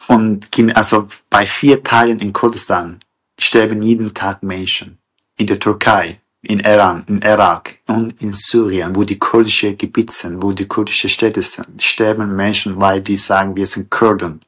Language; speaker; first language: German; non-native, learner; Kurdish